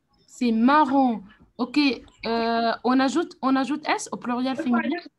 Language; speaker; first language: French; non-native, fluent; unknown